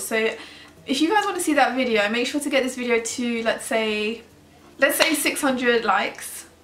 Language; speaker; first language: English; early bilingual, other home language; French